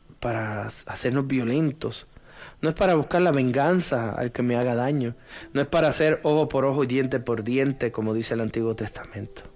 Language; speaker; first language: Spanish; native; Spanish